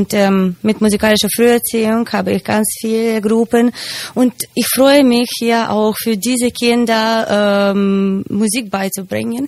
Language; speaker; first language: German; non-native, fluent; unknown